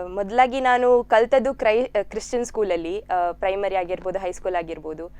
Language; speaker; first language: Kannada; non-native, local second language; Tulu